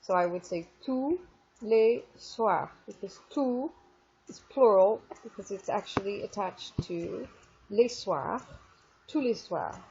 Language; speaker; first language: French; non-native, fluent; English